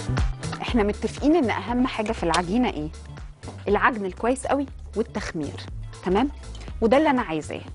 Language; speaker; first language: Arabic; native; Arabic